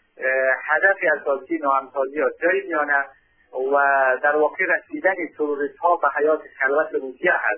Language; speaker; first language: Persian; native; Persian